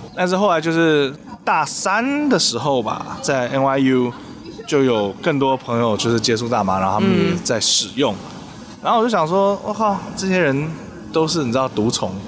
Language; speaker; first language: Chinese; native; Chinese